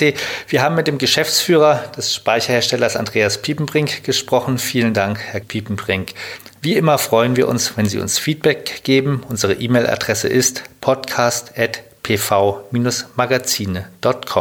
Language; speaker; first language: German; native; German